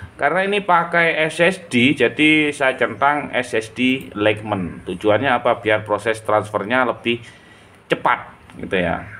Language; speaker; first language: Indonesian; non-native, local second language; Madurese